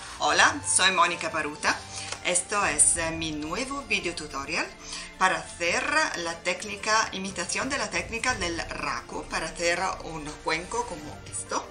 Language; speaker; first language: Spanish; non-native, learner; Italian